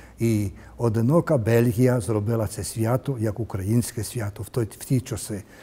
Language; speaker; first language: Ukrainian; early bilingual, heritage; Ukrainian